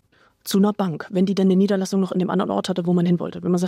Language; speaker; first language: German; native; German